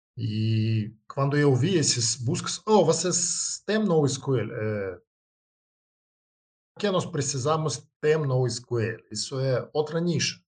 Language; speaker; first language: Portuguese; non-native, learner; Russian